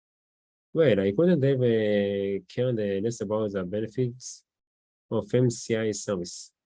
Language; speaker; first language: English; non-native, learner; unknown